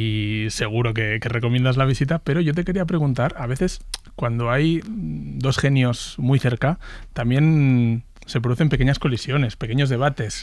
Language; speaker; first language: Spanish; native; Spanish